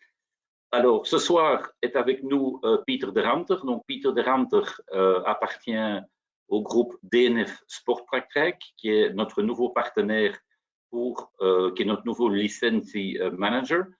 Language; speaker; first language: French; native; French